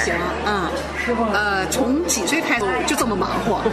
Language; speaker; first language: Chinese; native; Chinese